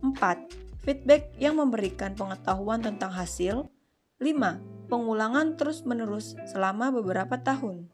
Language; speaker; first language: Indonesian; native; Indonesian